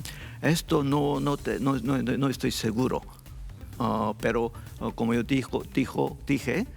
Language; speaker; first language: Spanish; non-native, learner; Korean